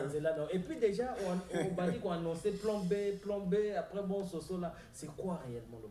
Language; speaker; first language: French; non-native, local second language; Lingala